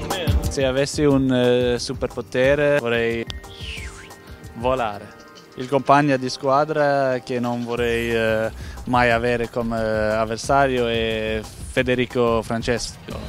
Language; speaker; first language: Italian; non-native, learner; Swedish